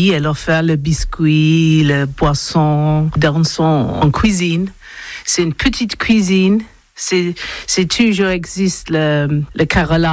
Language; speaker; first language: French; non-native, learner; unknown